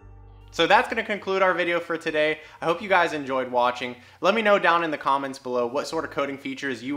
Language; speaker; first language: English; native; English